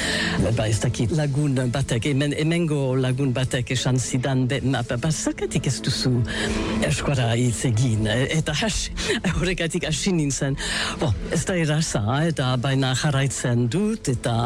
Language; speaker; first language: Basque; non-native, learner; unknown